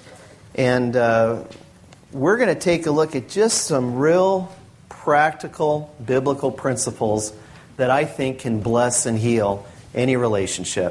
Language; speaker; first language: English; native; English